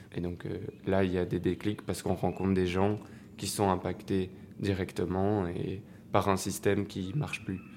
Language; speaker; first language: French; native; French